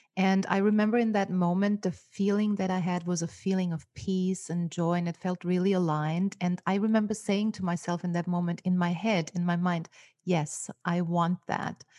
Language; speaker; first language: English; non-native, fluent; German